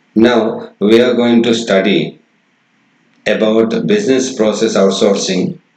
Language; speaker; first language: English; non-native, local second language; Kannada